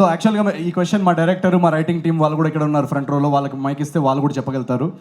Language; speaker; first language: Telugu; native; Telugu